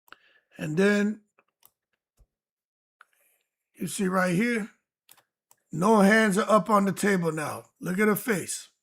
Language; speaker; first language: English; native; English